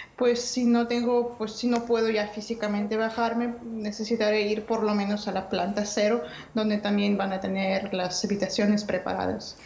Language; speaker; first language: Spanish; non-native, fluent; Ukrainian